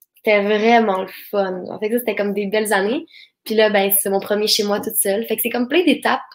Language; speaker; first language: French; native; French